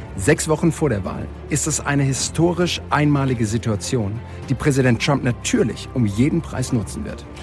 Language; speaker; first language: German; native; German